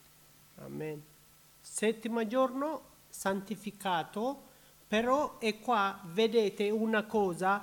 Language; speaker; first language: Italian; non-native, learner; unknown